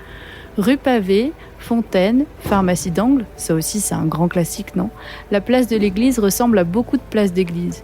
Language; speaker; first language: French; native; French